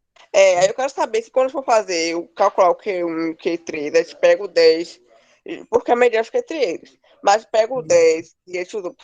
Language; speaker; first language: Portuguese; native; Portuguese